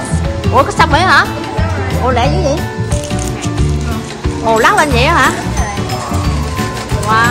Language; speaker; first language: Vietnamese; native; Vietnamese